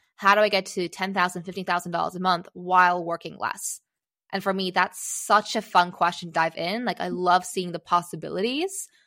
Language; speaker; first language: English; early bilingual, other home language; Czech